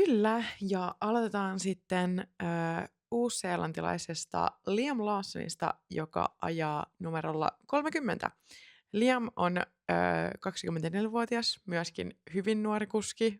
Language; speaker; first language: Finnish; native; Finnish